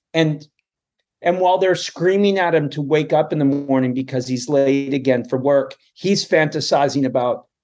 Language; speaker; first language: English; native; English